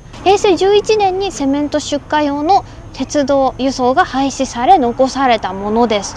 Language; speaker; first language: Japanese; native; Japanese